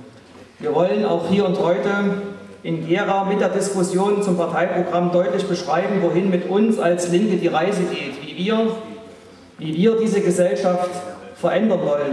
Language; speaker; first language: German; native; German